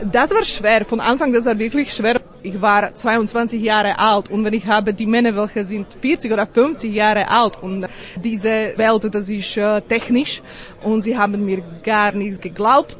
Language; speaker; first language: German; non-native, learner; Slovak